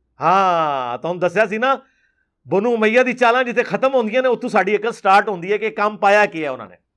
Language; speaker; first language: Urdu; non-native, local second language; Punjabi